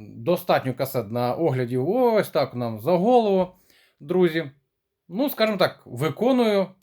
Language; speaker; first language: Ukrainian; native; Ukrainian